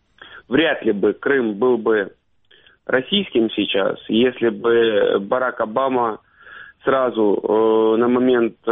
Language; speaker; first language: Russian; native; Russian